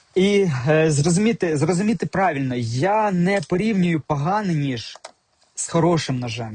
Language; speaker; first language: Ukrainian; native; Ukrainian